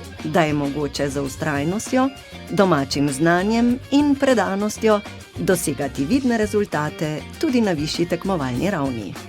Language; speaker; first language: Slovenian; native; Slovenian